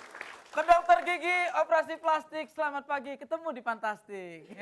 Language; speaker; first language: Indonesian; native; Indonesian